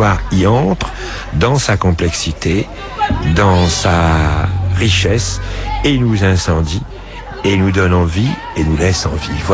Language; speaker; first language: French; native; French